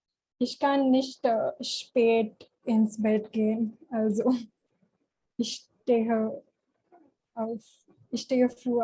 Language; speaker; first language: German; non-native, learner; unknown